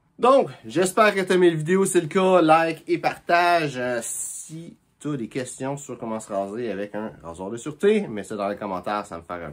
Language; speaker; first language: French; native; French